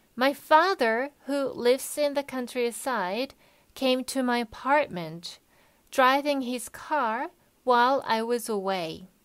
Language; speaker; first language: English; non-native, fluent; Japanese